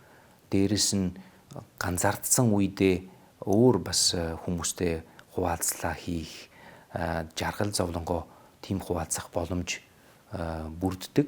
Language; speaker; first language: Mongolian; non-native, fluent; Italian